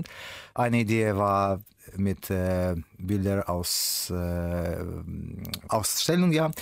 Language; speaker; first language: German; non-native, learner; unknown